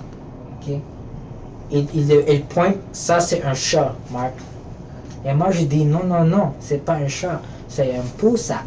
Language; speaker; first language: French; early bilingual, other home language; Filipino